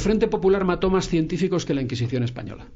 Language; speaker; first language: Spanish; native; Spanish